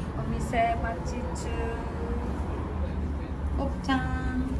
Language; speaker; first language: Korean; non-native, learner; Japanese